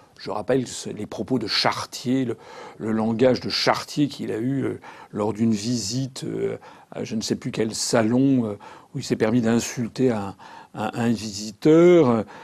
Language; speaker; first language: French; native; French